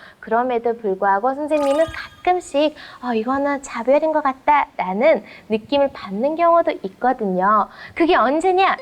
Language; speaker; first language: Korean; non-native, fluent; Mongolian